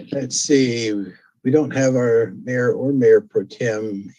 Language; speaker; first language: English; native; English